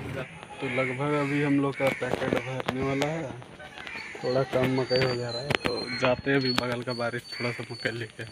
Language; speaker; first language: Hindi; native; Hindi